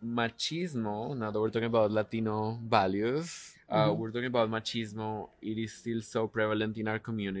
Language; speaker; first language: English; non-native, fluent; Spanish